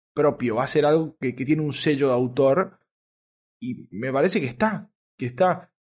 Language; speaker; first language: Spanish; native; Spanish